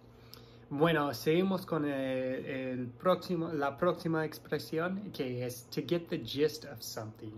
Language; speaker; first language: Spanish; non-native, fluent; English